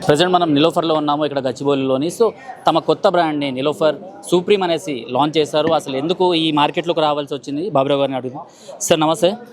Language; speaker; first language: Telugu; native; Telugu